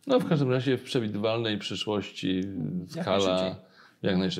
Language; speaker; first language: Polish; native; Polish